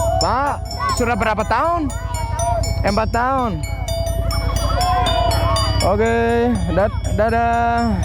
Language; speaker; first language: Indonesian; non-native, learner; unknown